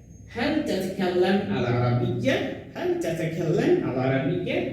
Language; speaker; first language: Arabic; non-native, learner; Hindi